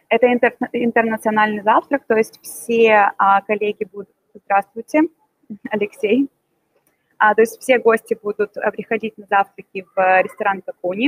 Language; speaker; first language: Russian; native; Russian